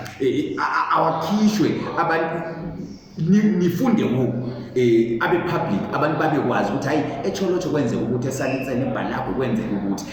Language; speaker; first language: Zulu; native; Zulu